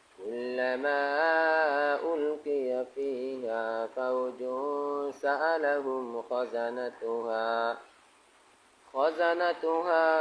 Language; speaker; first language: Arabic; non-native, fluent; Bangla